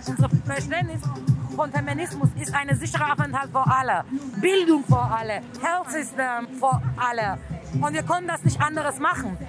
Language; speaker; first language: German; non-native, fluent; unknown